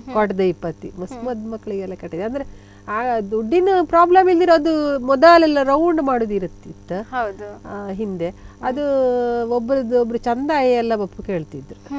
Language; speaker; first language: Kannada; native; Kannada